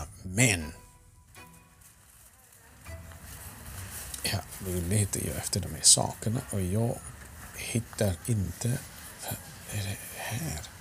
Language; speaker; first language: Swedish; non-native, fluent; Afrikaans